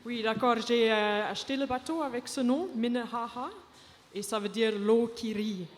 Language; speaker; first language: French; non-native, fluent; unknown